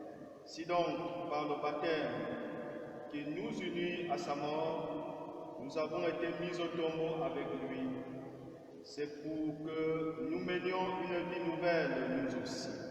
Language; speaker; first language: French; native; French